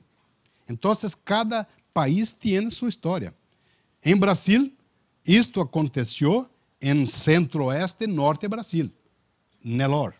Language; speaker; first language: Spanish; non-native, learner; Portuguese